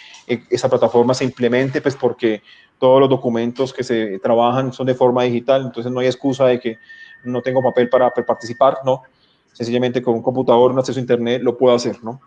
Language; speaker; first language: Spanish; native; Spanish